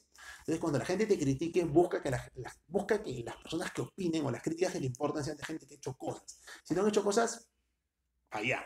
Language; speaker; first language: Spanish; native; Spanish